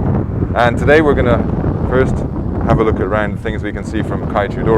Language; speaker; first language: English; native; English